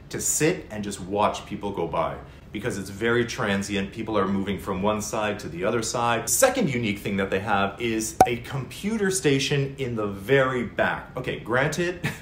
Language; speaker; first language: English; native; English